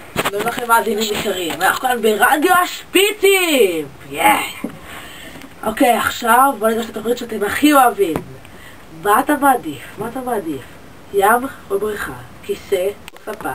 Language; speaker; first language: Hebrew; native; Hebrew